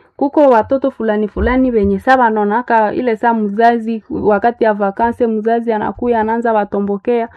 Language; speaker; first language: Swahili; non-native, local second language; Nande